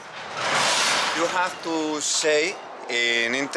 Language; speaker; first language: English; non-native, learner; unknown